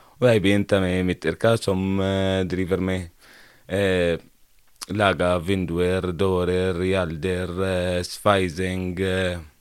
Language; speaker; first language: Norwegian; non-native, learner; Arabic